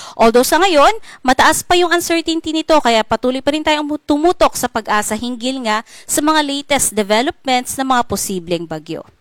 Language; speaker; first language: Filipino; non-native, local second language; Cebuano